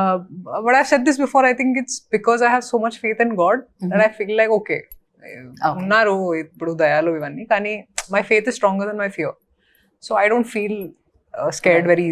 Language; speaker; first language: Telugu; non-native, fluent; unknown